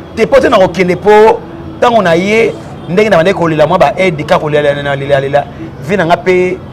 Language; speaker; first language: Lingala; non-native, local second language; Mongo